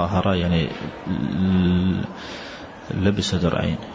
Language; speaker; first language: Arabic; native; Arabic